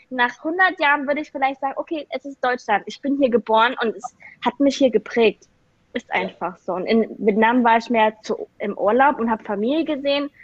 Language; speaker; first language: German; native; German